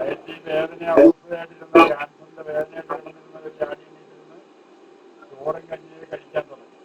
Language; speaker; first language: Malayalam; native; Malayalam